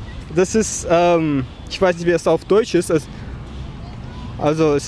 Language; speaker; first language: German; non-native, fluent; Chechen